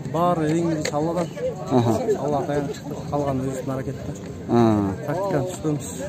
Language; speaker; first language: Kyrgyz; native; Kyrgyz